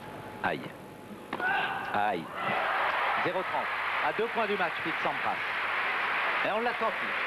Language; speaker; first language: French; native; French